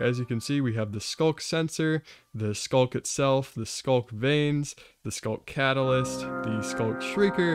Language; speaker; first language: English; native; English